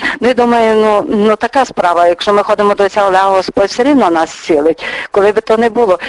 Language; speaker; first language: Ukrainian; native; Ukrainian